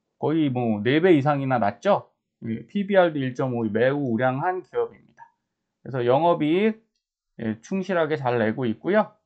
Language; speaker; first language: Korean; native; Korean